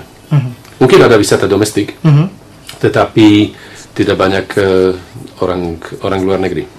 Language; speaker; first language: Indonesian; non-native, fluent; Slovak